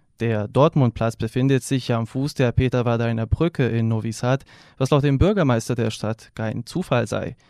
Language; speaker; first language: German; non-native, fluent; Serbian